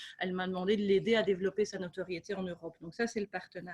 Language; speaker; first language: French; native; French